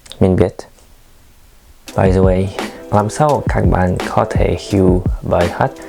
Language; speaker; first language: Vietnamese; non-native, learner; French